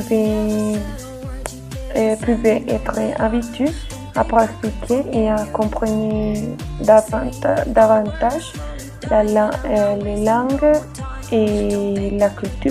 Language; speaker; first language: French; non-native, learner; Spanish